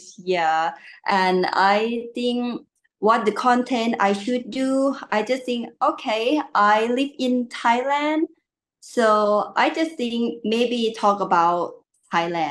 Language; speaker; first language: English; non-native, learner; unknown